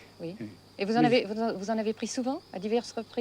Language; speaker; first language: French; native; French